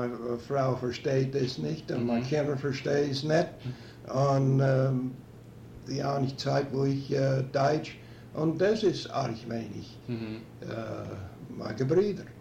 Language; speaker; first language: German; early bilingual, heritage; German